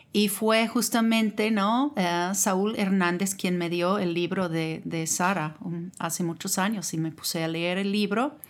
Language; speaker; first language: Spanish; non-native, fluent; English